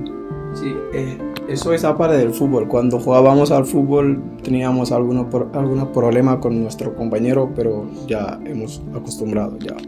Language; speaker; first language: Spanish; non-native, learner; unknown